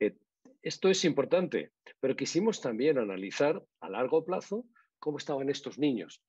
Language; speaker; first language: Spanish; native; Spanish